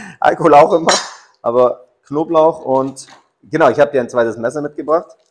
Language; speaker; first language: German; native; German